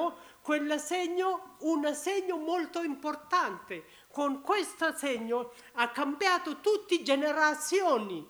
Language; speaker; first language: Italian; non-native, learner; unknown